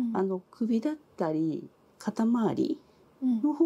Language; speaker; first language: Japanese; native; Japanese